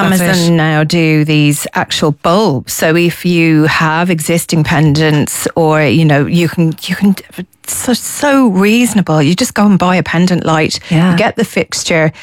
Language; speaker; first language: English; native; English